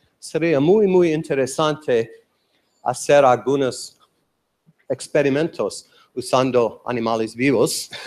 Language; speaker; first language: Spanish; non-native, learner; English